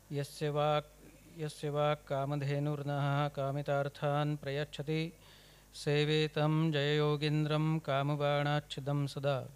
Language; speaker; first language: Hindi; non-native, local second language; Kannada